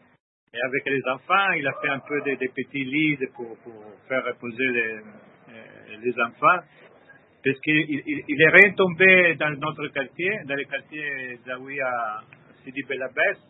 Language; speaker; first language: French; non-native, learner; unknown